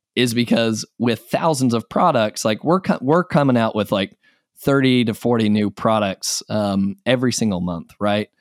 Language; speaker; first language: English; native; English